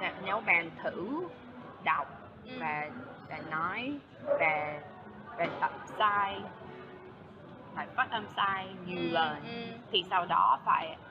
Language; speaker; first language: Vietnamese; non-native, fluent; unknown